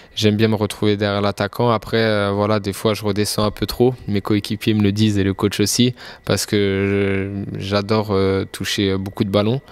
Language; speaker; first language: French; native; French